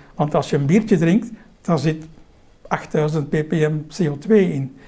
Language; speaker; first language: Dutch; native; Dutch